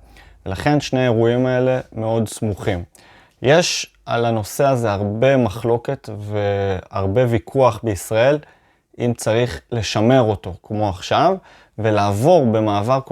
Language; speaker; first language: Hebrew; native; Hebrew